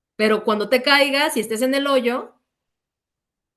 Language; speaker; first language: Spanish; native; Spanish